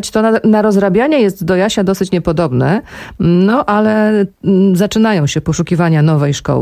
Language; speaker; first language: Polish; native; Polish